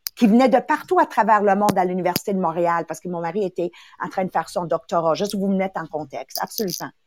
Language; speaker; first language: French; early bilingual, other home language; Italian